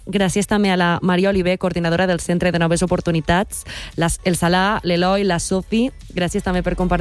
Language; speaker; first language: Catalan; native; Catalan